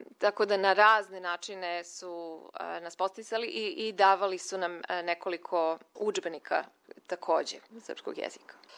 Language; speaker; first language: Serbian; native; Serbian